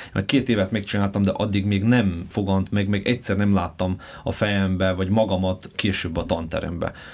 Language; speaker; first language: Hungarian; native; Hungarian